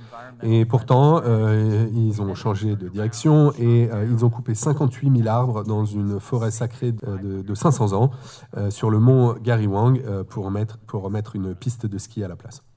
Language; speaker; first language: French; native; French